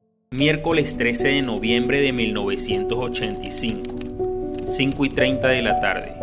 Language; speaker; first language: Spanish; native; Spanish